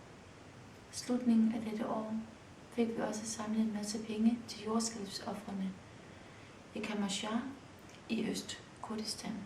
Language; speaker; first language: Danish; early bilingual, other home language; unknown